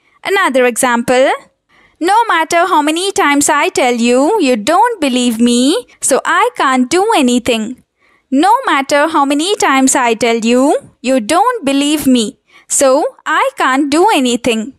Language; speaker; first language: English; non-native, local second language; Telugu